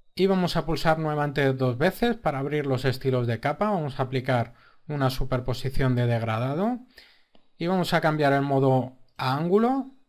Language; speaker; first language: Spanish; native; Spanish